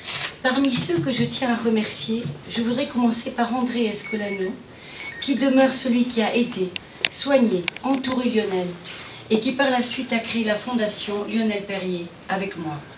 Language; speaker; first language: French; native; French